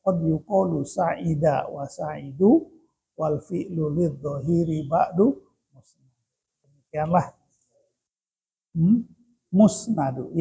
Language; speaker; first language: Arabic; non-native, fluent; Indonesian